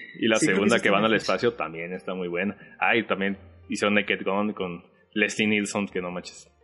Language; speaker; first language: Spanish; native; Spanish